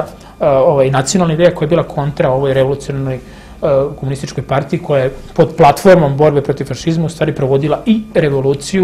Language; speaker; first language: Serbian; native; Serbian